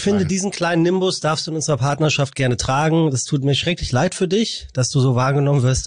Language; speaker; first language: German; native; German